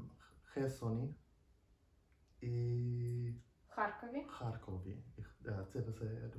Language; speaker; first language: Ukrainian; non-native, learner; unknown